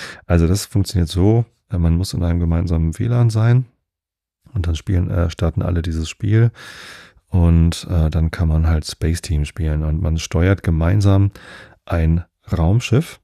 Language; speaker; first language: German; native; German